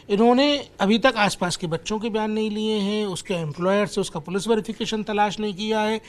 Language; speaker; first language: Hindi; native; Hindi